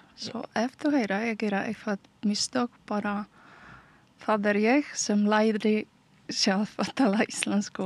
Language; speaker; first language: Icelandic; non-native, learner; Polish